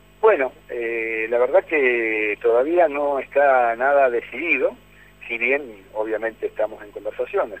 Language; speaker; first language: Spanish; native; Spanish